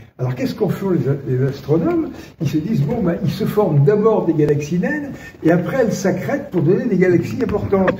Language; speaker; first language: French; native; French